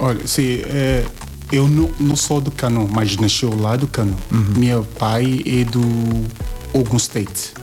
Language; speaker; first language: Portuguese; non-native, learner; Yoruba